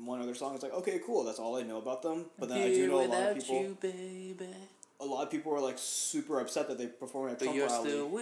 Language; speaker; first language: English; early bilingual, other home language; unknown